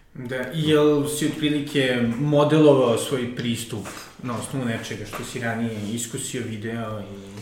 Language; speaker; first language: Serbian; native; Serbian